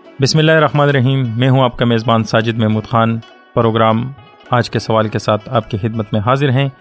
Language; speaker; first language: Urdu; non-native, local second language; Pashto